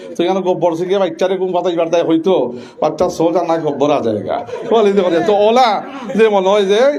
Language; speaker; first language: Bangla; native; Bangla